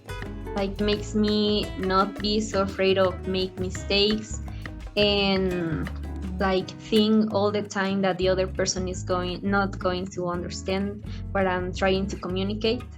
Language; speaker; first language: English; non-native, fluent; Spanish